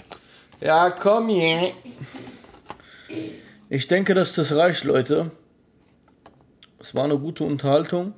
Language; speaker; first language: German; native; German